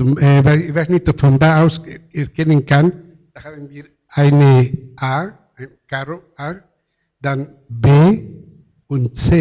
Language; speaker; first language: German; non-native, fluent; Spanish